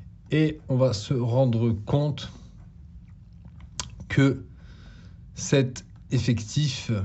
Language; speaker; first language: French; native; French